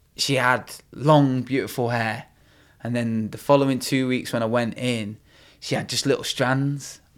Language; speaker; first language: English; native; English